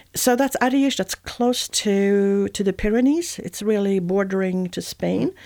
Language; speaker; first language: English; non-native, fluent; Swedish